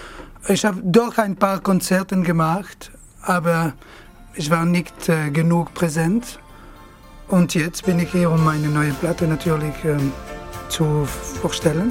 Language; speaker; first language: German; non-native, learner; French